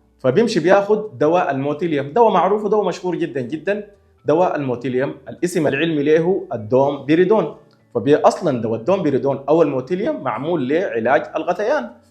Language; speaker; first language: Arabic; native; Arabic